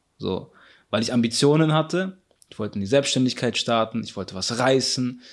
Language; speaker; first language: German; early bilingual, other home language; Arabic